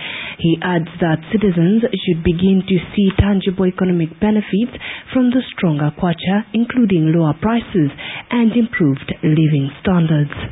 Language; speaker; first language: English; non-native, local second language; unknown